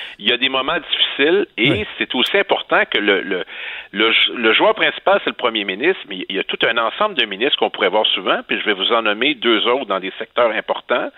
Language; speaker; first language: French; native; French